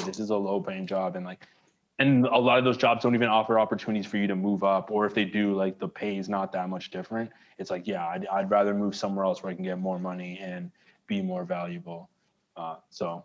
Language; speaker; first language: English; native; English